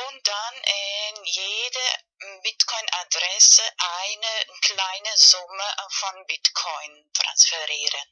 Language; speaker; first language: German; non-native, learner; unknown